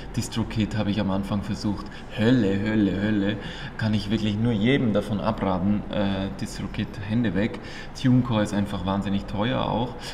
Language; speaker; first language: German; native; German